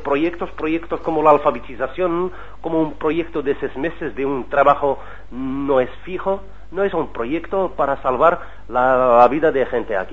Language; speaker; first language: Spanish; non-native, learner; Arabic